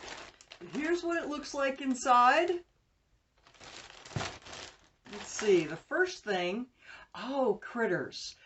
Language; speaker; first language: English; native; English